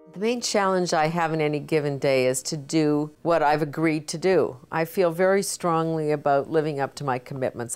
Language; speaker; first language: English; native; English